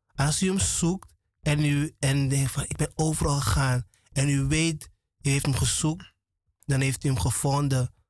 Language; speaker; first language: Dutch; native; Dutch